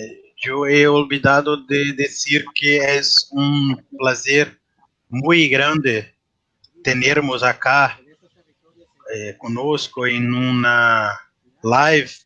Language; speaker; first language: Spanish; non-native, learner; Portuguese